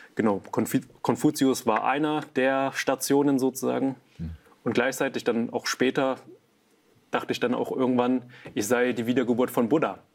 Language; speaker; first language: German; early bilingual, other home language; Vietnamese